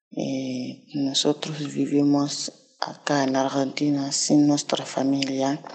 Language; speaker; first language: Spanish; non-native, learner; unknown